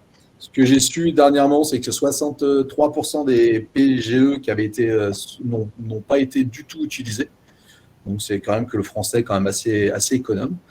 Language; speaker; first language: French; native; French